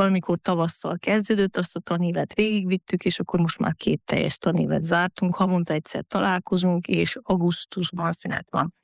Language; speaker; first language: Hungarian; native; Hungarian